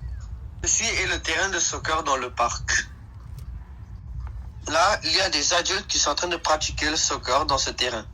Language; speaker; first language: French; non-native, learner; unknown